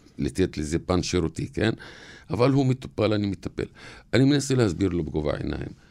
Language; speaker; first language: Hebrew; non-native, local second language; Arabic